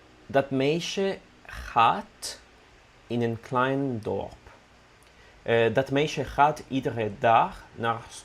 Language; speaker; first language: Dutch; non-native, learner; Italian